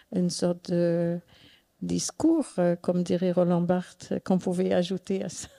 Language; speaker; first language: French; non-native, fluent; English